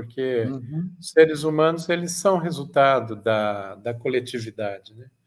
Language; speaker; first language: Portuguese; native; Portuguese